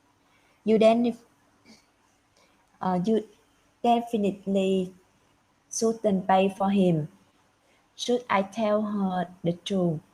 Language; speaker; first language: English; non-native, learner; Vietnamese